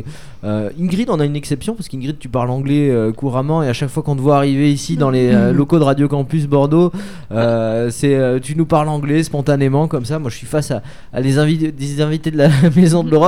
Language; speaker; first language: French; native; French